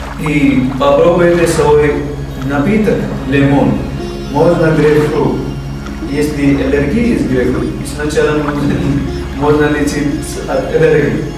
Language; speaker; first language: Russian; non-native, learner; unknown